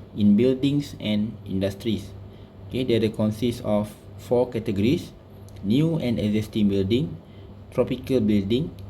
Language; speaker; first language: English; non-native, local second language; Malay